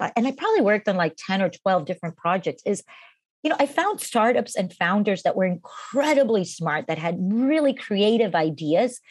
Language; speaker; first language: English; non-native, fluent; Spanish